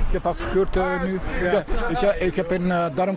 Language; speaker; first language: Dutch; non-native, learner; Turkish